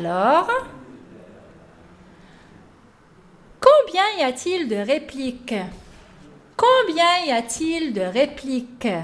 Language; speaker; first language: French; non-native, local second language; Arabic